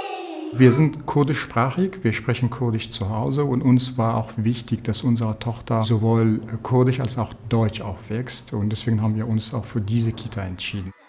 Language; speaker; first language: German; early bilingual, other home language; Kurdish